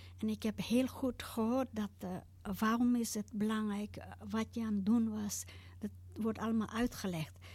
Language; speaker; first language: Dutch; non-native, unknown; Tibetan